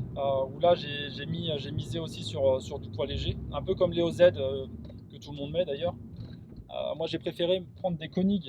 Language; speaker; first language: French; native; French